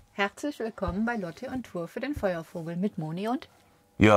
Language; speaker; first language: German; native; German